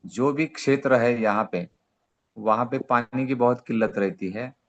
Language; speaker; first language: Hindi; non-native, local second language; Marathi